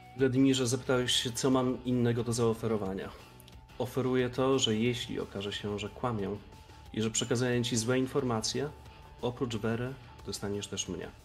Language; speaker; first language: Polish; native; Polish